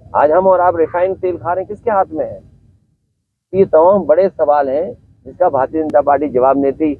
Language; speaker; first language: Hindi; native; Hindi